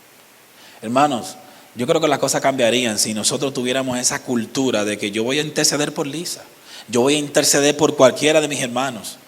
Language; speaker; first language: Spanish; native; Spanish